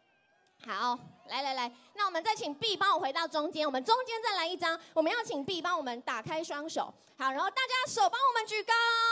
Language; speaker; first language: Chinese; native; Chinese